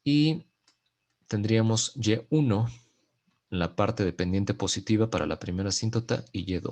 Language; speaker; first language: Spanish; native; Spanish